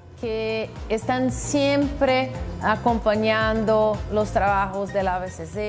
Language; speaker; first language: Spanish; non-native, fluent; Portuguese